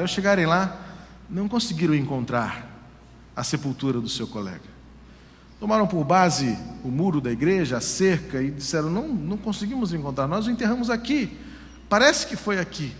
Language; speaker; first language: Portuguese; native; Portuguese